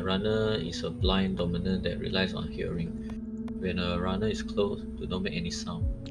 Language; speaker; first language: English; non-native, local second language; Chinese